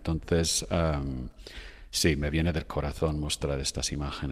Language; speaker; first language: Spanish; non-native, fluent; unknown